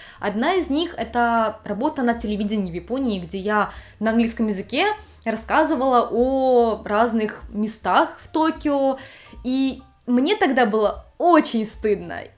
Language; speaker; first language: Russian; native; Russian